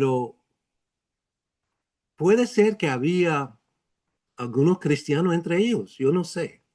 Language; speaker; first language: Spanish; non-native, fluent; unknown